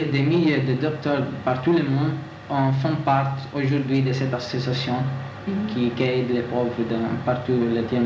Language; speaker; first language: French; non-native, learner; Italian